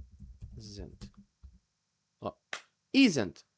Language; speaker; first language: English; non-native, fluent; Portuguese